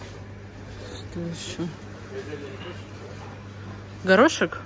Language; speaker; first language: Russian; native; Russian